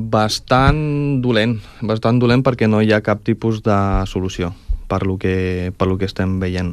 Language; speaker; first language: Catalan; early bilingual, other home language; Ukrainian